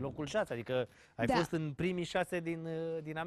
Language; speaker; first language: Romanian; native; Romanian